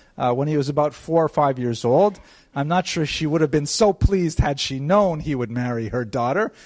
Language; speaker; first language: English; native; English